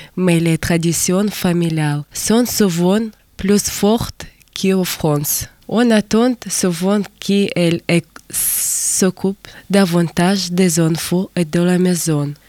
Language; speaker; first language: French; non-native, learner; Russian